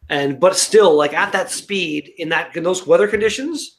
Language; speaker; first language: English; native; English